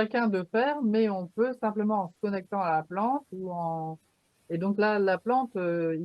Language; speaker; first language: French; native; French